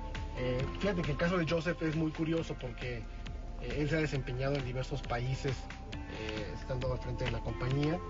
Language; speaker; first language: Spanish; native; Spanish